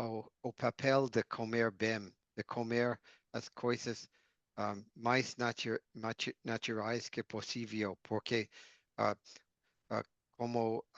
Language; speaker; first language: Portuguese; non-native, learner; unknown